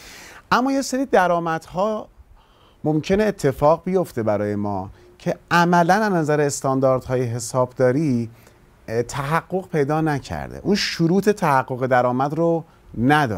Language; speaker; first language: Persian; native; Persian